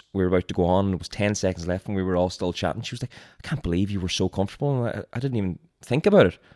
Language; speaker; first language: English; native; English